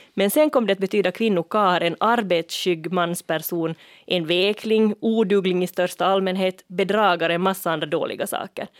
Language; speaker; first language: Swedish; native; Swedish